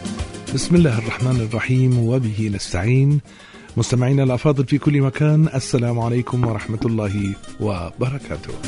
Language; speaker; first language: Arabic; native; Arabic